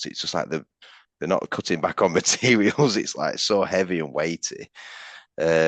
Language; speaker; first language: English; native; English